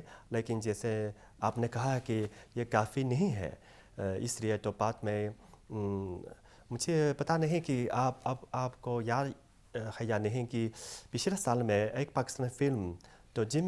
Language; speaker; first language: Hindi; non-native, fluent; Chinese